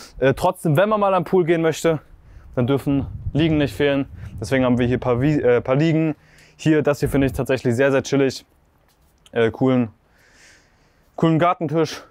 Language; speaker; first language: German; native; German